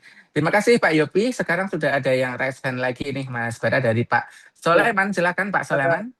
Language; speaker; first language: Indonesian; native; Indonesian